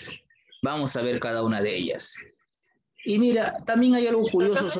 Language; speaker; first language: Spanish; native; Spanish